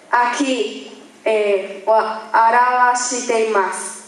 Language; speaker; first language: Japanese; non-native, learner; Spanish